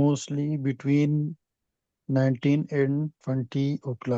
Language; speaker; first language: English; non-native, learner; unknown